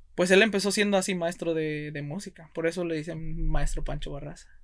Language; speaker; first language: Spanish; early bilingual, heritage; Spanish